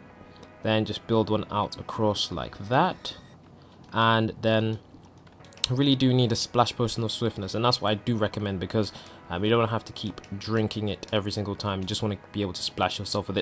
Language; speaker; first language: English; native; English